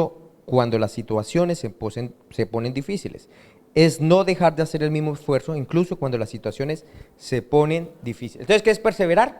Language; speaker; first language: Spanish; native; Spanish